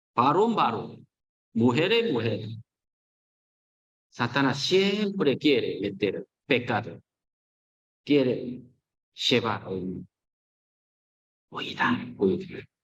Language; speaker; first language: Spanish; non-native, learner; Korean